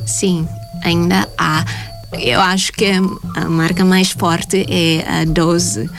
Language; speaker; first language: Portuguese; non-native, fluent; Thai